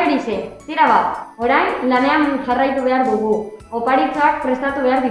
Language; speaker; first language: Basque; native; Basque